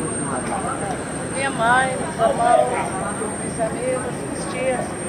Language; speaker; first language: Portuguese; non-native, learner; Arabic